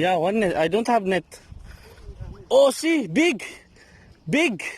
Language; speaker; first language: English; non-native, local second language; Filipino